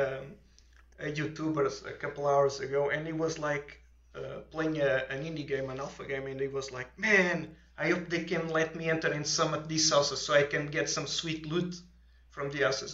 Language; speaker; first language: English; non-native, fluent; Portuguese